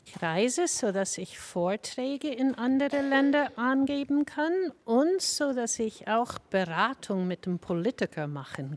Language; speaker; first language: German; non-native, fluent; English